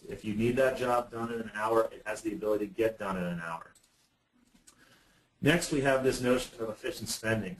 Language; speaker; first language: English; native; English